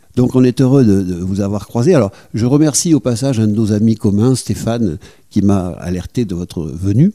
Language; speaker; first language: French; native; French